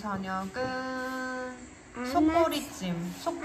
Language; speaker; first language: Korean; native; Korean